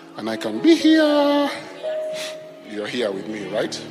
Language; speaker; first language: English; non-native, local second language; Ganda